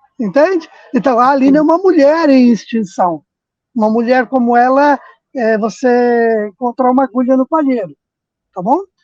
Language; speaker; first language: Portuguese; native; Portuguese